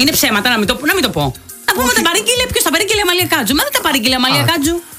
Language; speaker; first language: Greek; native; Greek